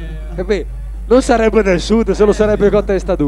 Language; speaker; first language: Italian; native; Italian